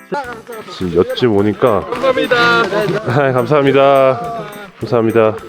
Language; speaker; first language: Korean; native; Korean